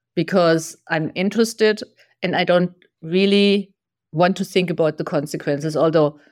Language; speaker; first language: English; non-native, fluent; German